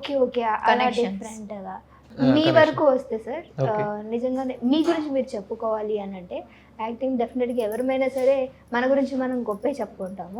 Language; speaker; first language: Telugu; native; Telugu